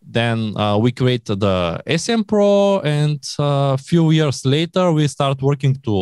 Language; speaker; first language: English; non-native, learner; Bulgarian